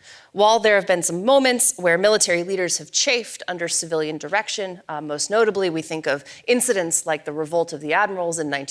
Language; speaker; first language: English; native; English